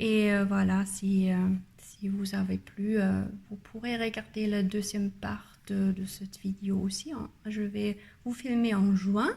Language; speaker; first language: French; non-native, learner; German